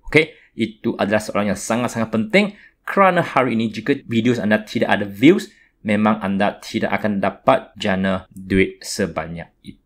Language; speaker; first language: Malay; non-native, local second language; Chinese